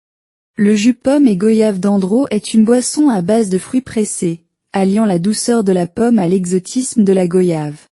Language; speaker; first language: French; non-native, learner; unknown